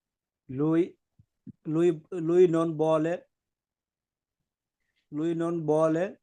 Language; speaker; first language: Italian; non-native, learner; Bangla